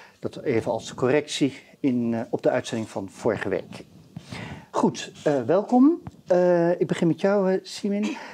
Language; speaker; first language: Dutch; native; Dutch